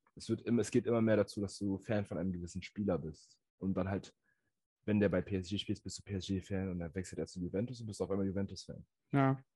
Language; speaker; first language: German; native; German